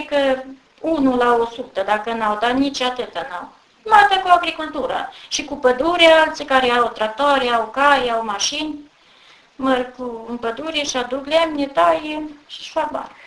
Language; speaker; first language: Romanian; native; Romanian